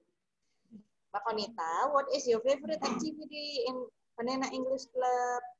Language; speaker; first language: English; non-native, fluent; Indonesian